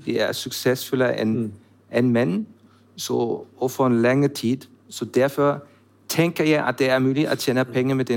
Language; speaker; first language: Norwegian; non-native, learner; German